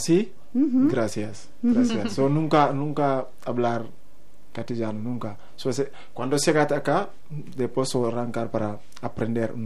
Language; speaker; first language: Spanish; non-native, learner; Wolof